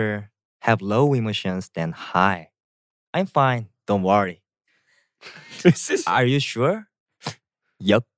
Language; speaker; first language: English; non-native, learner; Korean